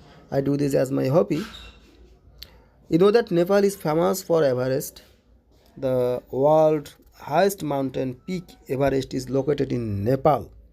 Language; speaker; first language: English; non-native, local second language; Bangla